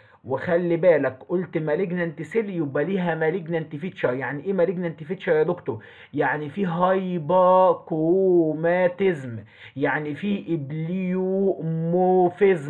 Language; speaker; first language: Arabic; native; Arabic